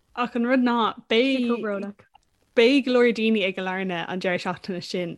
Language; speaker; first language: Irish; non-native, local second language; English